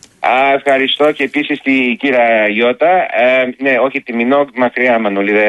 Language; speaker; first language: Greek; early bilingual, heritage; Greek